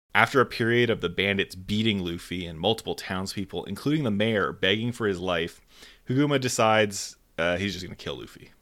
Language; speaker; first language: English; native; English